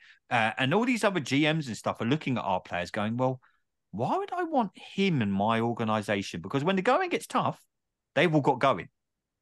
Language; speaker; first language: English; native; English